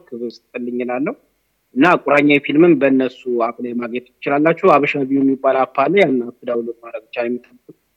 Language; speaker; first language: Amharic; native; Amharic